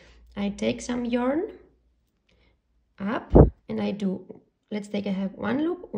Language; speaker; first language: English; non-native, fluent; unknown